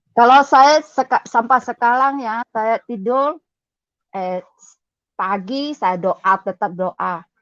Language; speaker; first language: Indonesian; non-native, learner; Cantonese